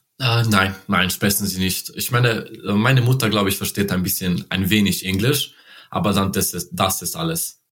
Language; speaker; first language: German; non-native, learner; Serbian